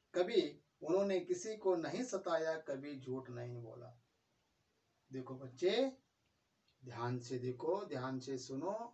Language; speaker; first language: Hindi; non-native, local second language; Kannada